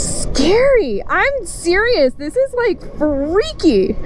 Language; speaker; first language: English; native; English